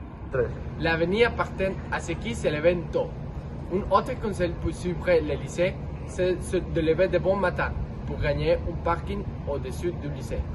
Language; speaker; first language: French; non-native, learner; Spanish